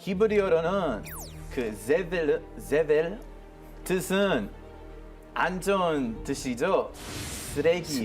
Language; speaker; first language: Korean; non-native, fluent; Hebrew